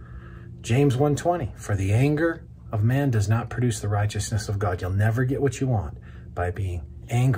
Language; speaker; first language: English; native; English